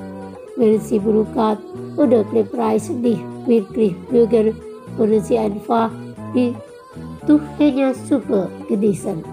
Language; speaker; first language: German; non-native, fluent; Indonesian